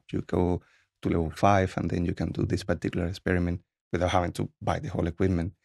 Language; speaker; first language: English; non-native, fluent; Spanish